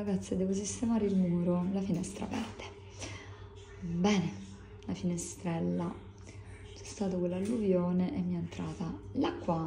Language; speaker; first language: Italian; native; Italian